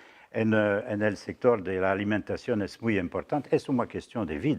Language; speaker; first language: Spanish; non-native, fluent; French